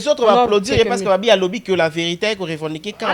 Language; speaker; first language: French; non-native, local second language; Lingala